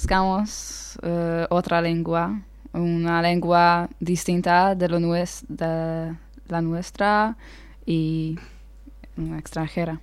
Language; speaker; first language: Spanish; non-native, learner; Hungarian